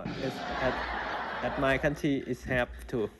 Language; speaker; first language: English; non-native, learner; Thai